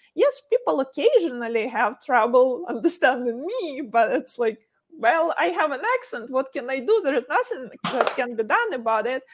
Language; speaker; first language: English; non-native, fluent; Ukrainian